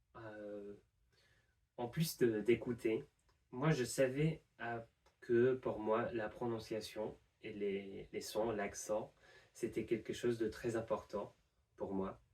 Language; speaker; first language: French; non-native, fluent; English